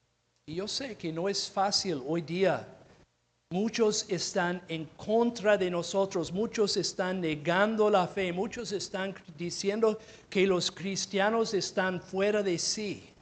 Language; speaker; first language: Spanish; non-native, fluent; English